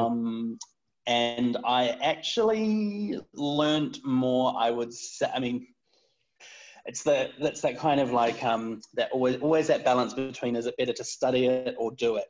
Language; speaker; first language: English; native; English